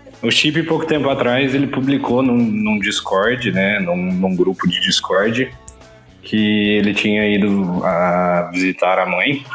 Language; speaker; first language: Portuguese; native; Portuguese